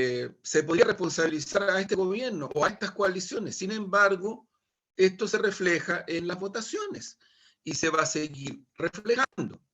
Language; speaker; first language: Spanish; native; Spanish